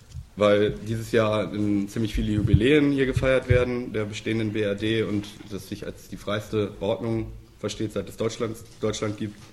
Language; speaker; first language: German; native; German